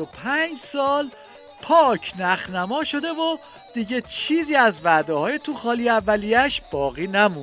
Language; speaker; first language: Persian; native; Persian